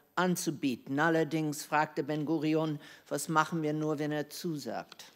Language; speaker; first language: German; non-native, fluent; English